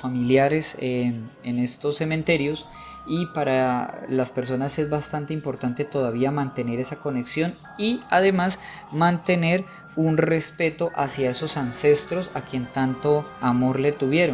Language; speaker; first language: Spanish; native; Spanish